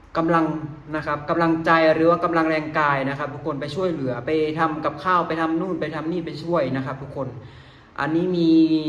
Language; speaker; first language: Thai; native; Thai